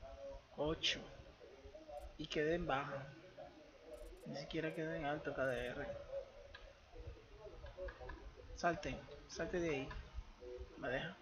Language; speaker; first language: Spanish; native; Spanish